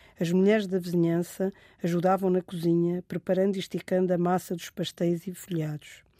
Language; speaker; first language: Portuguese; native; Portuguese